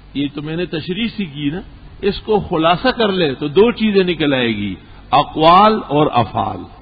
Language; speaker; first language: Urdu; non-native, local second language; Pashto